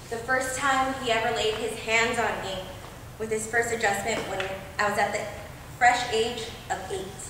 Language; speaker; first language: English; native; English